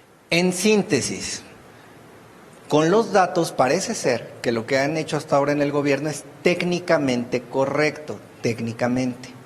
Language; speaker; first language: Spanish; native; Spanish